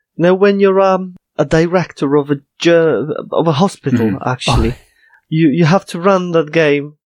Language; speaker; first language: English; non-native, fluent; Polish